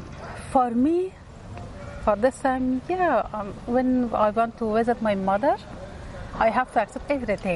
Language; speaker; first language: English; non-native, learner; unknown